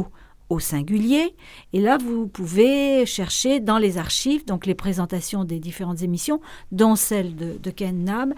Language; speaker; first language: French; native; French